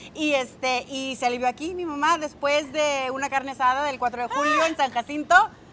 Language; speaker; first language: Spanish; early bilingual, other home language; English